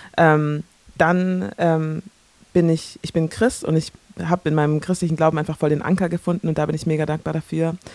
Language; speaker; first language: German; early bilingual, other home language; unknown